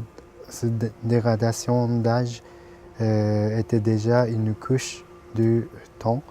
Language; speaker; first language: French; non-native, fluent; Japanese